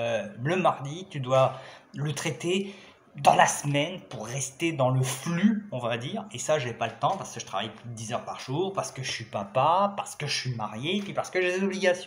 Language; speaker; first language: French; native; French